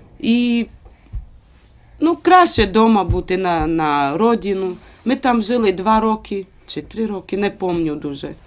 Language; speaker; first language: Ukrainian; non-native, local second language; Romany